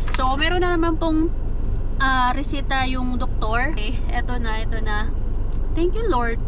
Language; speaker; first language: Filipino; native; Filipino